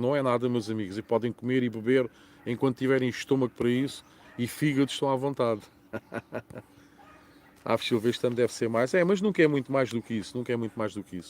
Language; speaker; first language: Portuguese; native; Portuguese